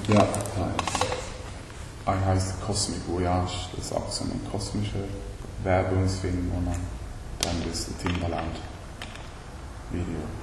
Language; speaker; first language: German; non-native, learner; Swedish